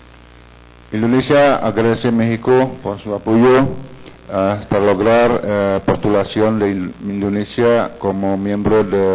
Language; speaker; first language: Spanish; non-native, fluent; Indonesian